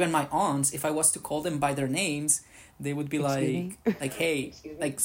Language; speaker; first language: English; non-native, fluent; Spanish